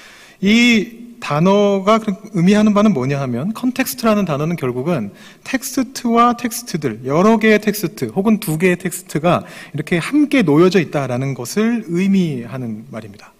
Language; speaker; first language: Korean; native; Korean